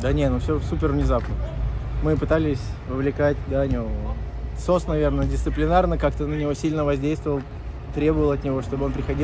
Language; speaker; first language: Russian; native; Russian